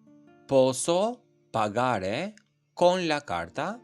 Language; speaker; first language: Italian; non-native, fluent; Albanian